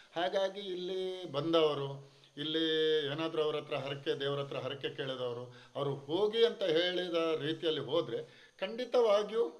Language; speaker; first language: Kannada; non-native, local second language; Tulu